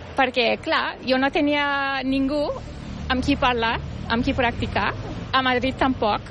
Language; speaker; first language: Catalan; non-native, fluent; Turkish